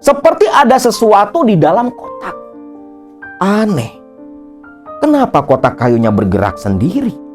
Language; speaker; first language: Indonesian; non-native, local second language; Sundanese